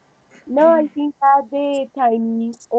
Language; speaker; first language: English; non-native, learner; Spanish